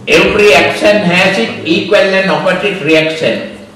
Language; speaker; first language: English; non-native, local second language; Sinhala